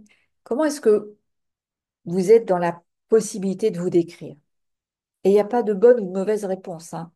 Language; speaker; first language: French; native; French